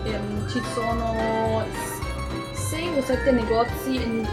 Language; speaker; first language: Italian; non-native, learner; Chinese